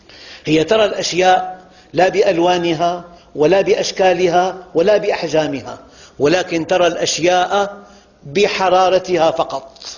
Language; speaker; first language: Arabic; native; Arabic